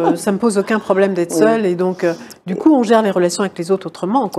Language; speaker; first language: French; native; French